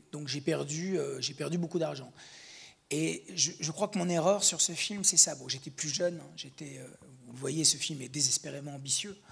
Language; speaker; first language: French; native; French